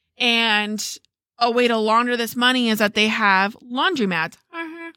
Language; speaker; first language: English; early bilingual, other home language; Spanish